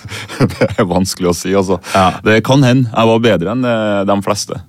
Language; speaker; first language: Norwegian; early bilingual, other home language; Swahili